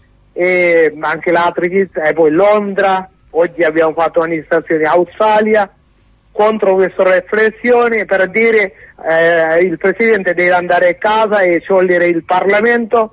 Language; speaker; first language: Italian; non-native, learner; Sinhala